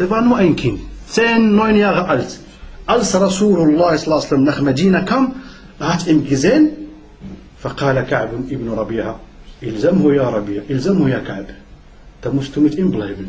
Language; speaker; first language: German; non-native, learner; Arabic